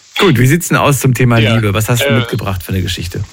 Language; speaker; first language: German; native; German